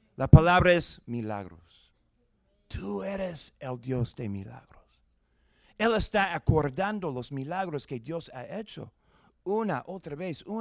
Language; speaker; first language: Spanish; non-native, fluent; English